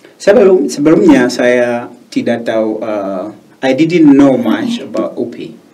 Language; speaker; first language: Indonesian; non-native, learner; Swahili